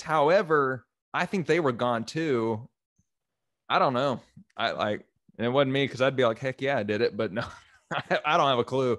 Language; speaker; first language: English; native; English